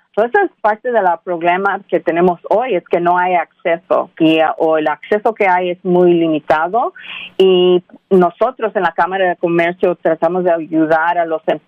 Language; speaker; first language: Spanish; early bilingual, heritage; Spanish